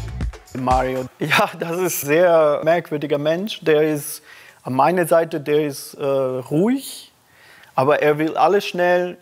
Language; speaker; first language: German; non-native, learner; Serbian